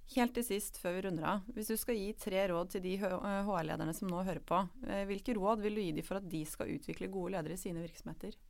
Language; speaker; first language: Norwegian; native; Norwegian